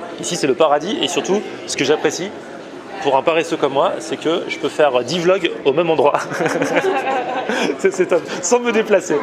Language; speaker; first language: French; native; French